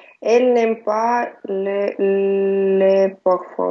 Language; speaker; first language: French; non-native, learner; Russian